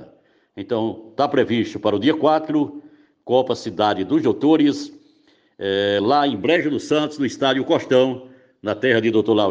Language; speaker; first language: Portuguese; native; Portuguese